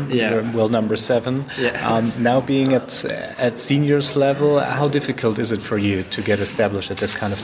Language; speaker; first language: English; non-native, fluent; German